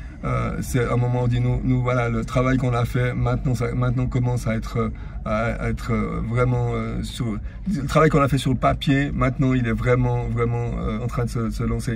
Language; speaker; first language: French; native; French